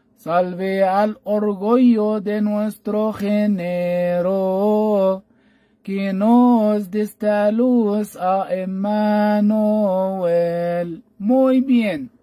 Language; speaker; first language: Spanish; non-native, fluent; Arabic